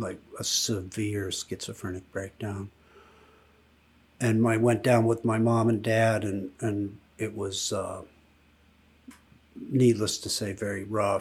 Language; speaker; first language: English; native; English